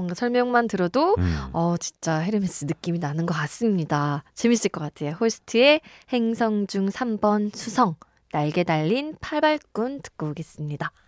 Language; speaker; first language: Korean; native; Korean